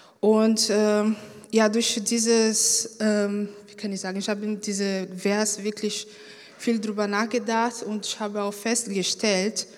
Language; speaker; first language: German; non-native, fluent; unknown